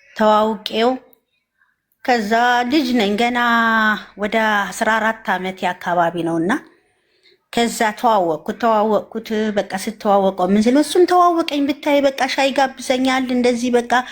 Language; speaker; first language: Amharic; native; Amharic